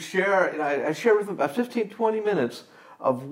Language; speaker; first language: English; native; English